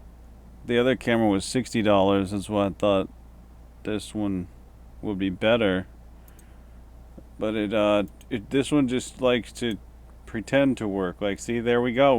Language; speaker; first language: English; native; English